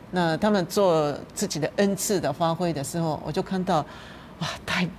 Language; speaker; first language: Chinese; non-native, fluent; Japanese